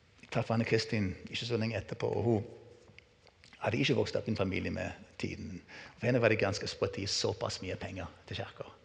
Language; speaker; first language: Norwegian; non-native, fluent; English